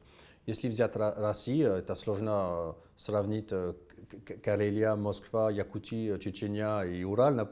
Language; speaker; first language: Russian; non-native, fluent; French